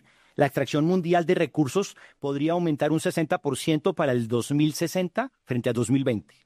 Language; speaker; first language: Spanish; native; Spanish